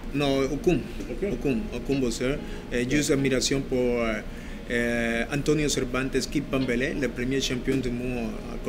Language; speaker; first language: French; non-native, learner; Spanish